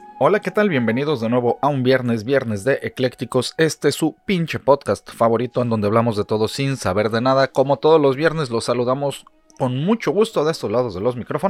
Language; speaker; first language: Spanish; native; Spanish